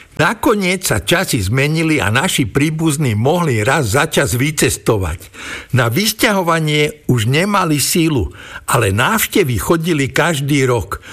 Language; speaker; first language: Slovak; native; Slovak